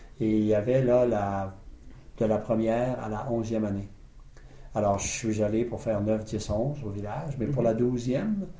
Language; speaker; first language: French; native; French